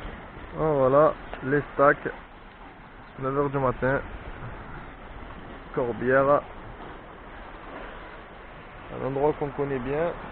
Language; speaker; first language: French; native; French